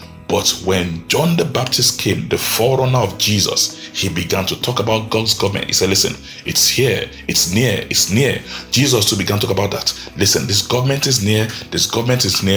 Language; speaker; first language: English; non-native, local second language; Yoruba